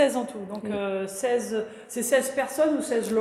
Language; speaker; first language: French; native; French